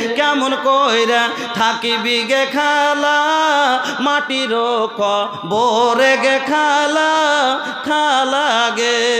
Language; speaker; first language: Bangla; non-native, local second language; Bhojpuri